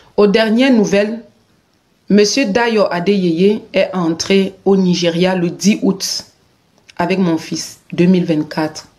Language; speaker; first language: French; non-native, local second language; Lingala